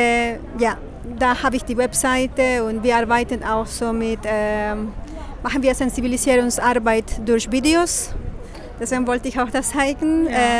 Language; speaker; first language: German; non-native, fluent; Spanish